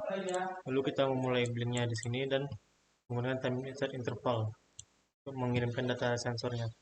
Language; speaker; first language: Indonesian; native; Indonesian